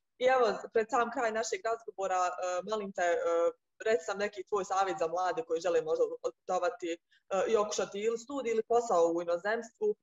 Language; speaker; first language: Bosnian; native; Bosnian